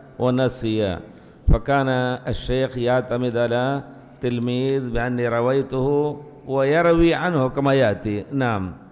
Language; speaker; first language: Arabic; native; Arabic